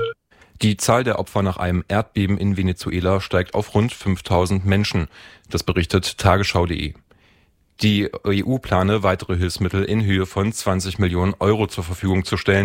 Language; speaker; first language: German; native; German